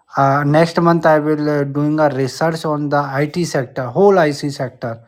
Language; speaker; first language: English; non-native, local second language; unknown